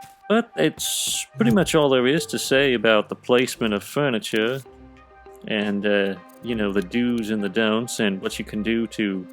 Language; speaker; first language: English; native; English